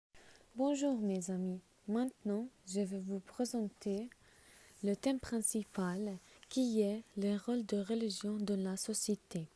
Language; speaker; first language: French; non-native, learner; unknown